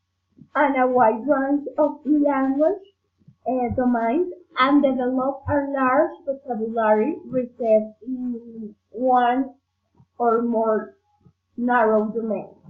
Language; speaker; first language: English; non-native, learner; Spanish